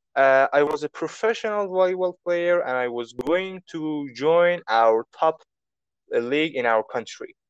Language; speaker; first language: English; non-native, fluent; Persian